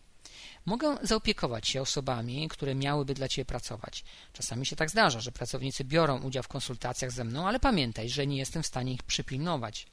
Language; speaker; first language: Polish; native; Polish